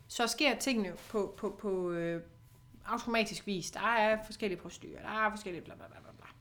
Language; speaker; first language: Danish; native; Danish